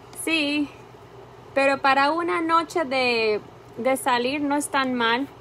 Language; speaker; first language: Spanish; early bilingual, heritage; Spanish